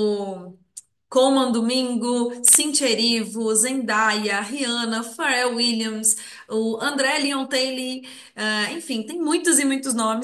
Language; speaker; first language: Portuguese; native; Portuguese